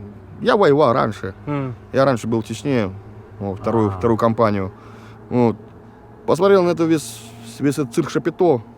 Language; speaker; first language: Russian; native; Russian